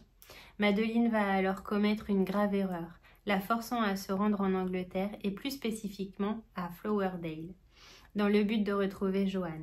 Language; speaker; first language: French; native; French